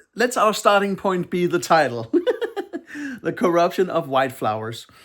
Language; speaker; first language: English; non-native, fluent; Danish